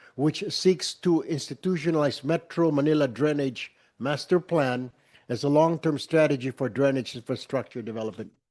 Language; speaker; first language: English; non-native, local second language; Filipino